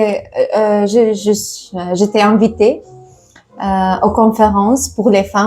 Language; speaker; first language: French; non-native, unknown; Tajik